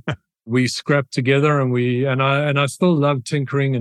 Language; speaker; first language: English; native; English